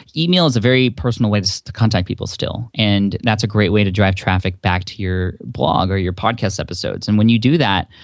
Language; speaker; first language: English; early bilingual, other home language; Filipino